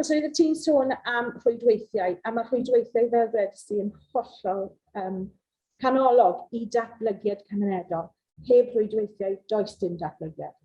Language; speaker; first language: Welsh; non-native, local second language; English